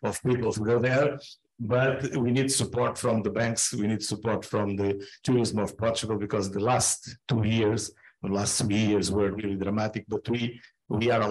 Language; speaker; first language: English; non-native, fluent; Portuguese